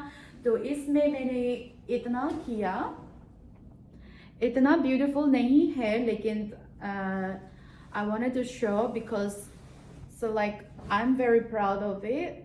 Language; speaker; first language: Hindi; non-native, local second language; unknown